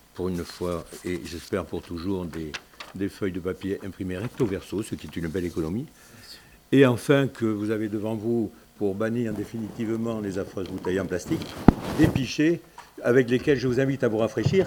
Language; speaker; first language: French; native; French